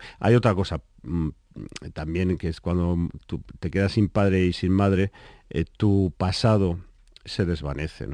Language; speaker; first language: Spanish; native; Spanish